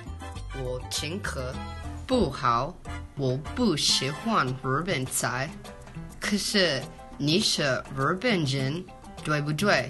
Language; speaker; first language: Chinese; non-native, learner; English